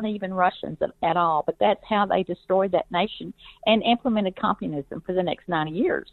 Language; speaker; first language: English; native; English